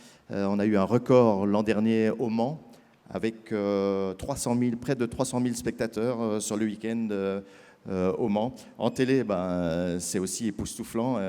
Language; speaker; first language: French; native; French